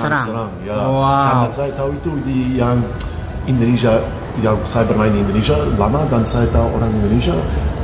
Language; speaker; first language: Indonesian; non-native, fluent; English